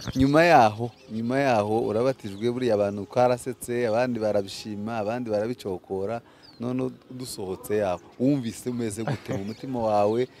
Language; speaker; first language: Kinyarwanda; early bilingual, heritage; Kinyarwanda